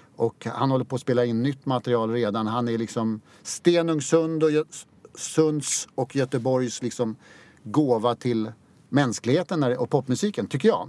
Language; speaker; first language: Swedish; native; Swedish